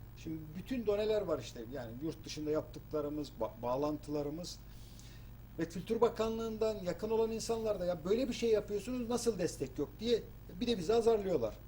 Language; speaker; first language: Turkish; native; Turkish